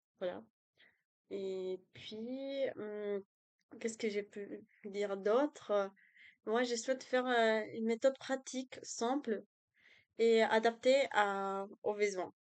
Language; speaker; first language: French; non-native, fluent; Spanish